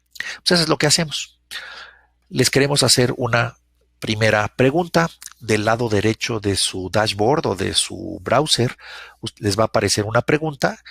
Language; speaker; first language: Spanish; native; Spanish